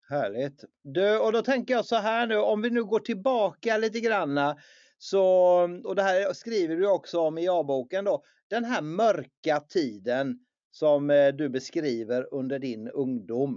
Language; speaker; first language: Swedish; native; Swedish